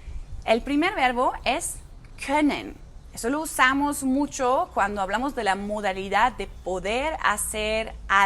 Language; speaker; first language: Spanish; non-native, fluent; German